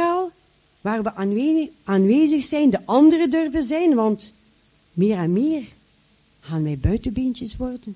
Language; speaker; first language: Dutch; native; Dutch